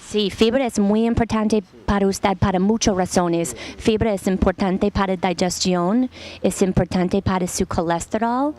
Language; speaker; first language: Spanish; non-native, learner; English